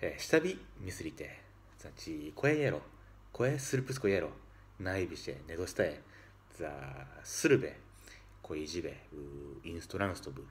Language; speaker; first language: Serbian; non-native, learner; Japanese